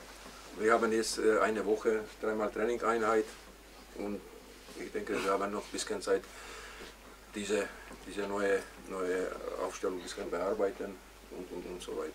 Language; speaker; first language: German; non-native, fluent; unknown